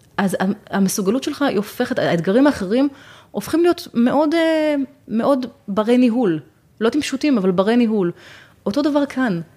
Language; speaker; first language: Hebrew; native; Hebrew